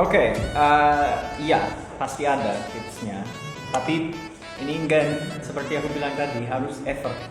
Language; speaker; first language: Indonesian; non-native, fluent; English